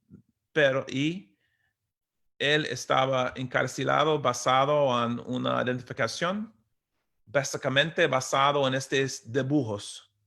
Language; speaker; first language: Spanish; non-native, fluent; English